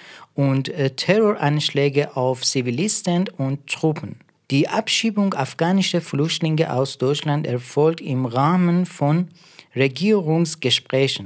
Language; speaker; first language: German; non-native, fluent; Persian